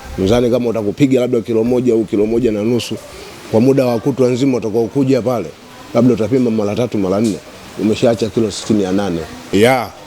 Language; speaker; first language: Swahili; native; Swahili